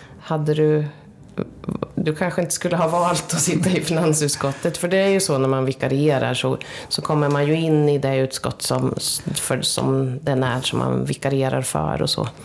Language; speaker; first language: Swedish; native; Swedish